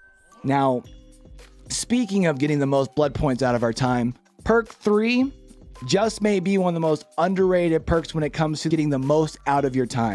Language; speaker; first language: English; native; English